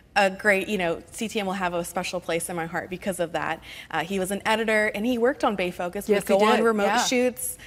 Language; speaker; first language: English; native; English